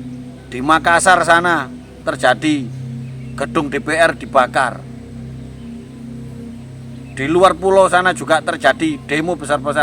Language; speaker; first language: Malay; non-native, local second language; Javanese